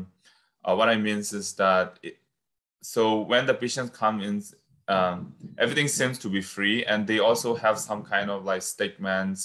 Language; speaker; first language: English; non-native, fluent; Burmese